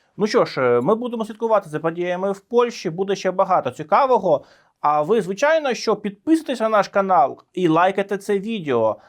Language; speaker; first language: Ukrainian; native; Ukrainian